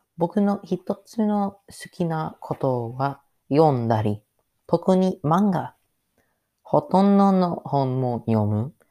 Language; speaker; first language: Japanese; non-native, learner; English